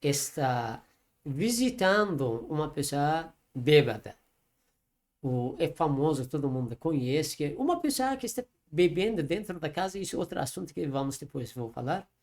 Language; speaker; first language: Portuguese; non-native, learner; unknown